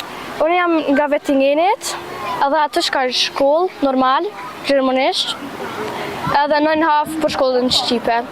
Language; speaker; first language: Albanian; early bilingual, heritage; Albanian